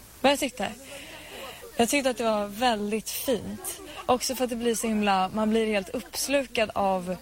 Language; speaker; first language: Swedish; native; Swedish